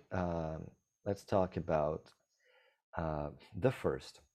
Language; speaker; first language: English; non-native, fluent; Italian